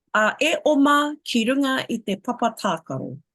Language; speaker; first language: Māori; non-native, local second language; English